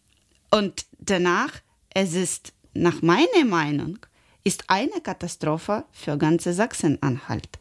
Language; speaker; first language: German; non-native, learner; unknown